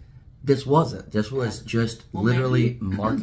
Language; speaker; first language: English; native; English